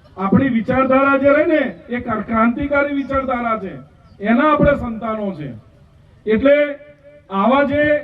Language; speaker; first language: Gujarati; native; Gujarati